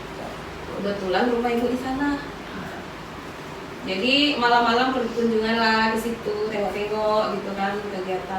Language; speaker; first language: Indonesian; non-native, local second language; Minangkabau